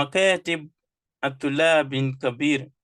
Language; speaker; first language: Arabic; non-native, fluent; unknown